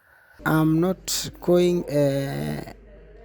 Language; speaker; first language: English; non-native, learner; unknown